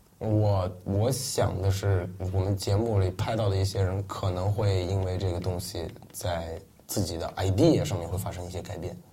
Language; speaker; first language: Chinese; non-native, local second language; Uyghur